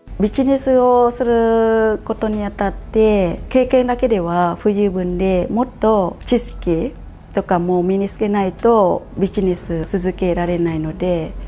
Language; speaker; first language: Japanese; non-native, fluent; Khmer